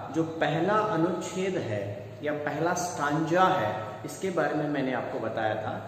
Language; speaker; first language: Hindi; non-native, local second language; Kannada